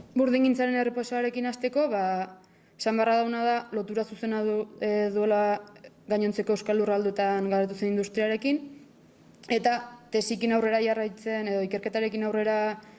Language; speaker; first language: Basque; native; Basque